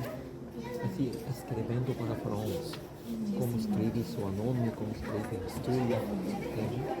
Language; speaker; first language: Portuguese; non-native, learner; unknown